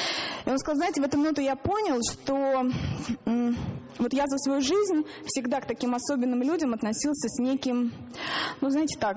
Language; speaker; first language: Russian; native; Russian